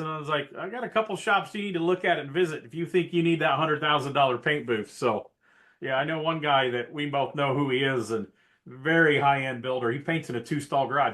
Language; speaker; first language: English; native; English